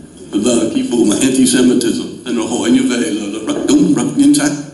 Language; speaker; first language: Vietnamese; non-native, fluent; English